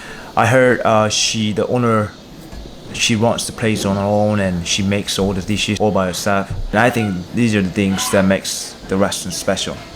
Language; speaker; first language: English; non-native, learner; Korean